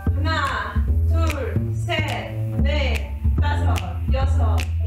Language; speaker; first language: Korean; non-native, fluent; Russian